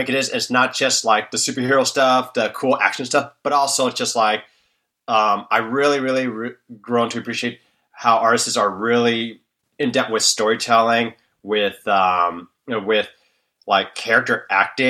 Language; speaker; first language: English; native; English